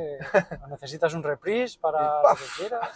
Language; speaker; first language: Spanish; native; Spanish